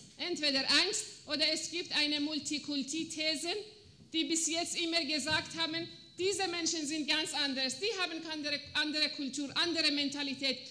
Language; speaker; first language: German; non-native, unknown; Persian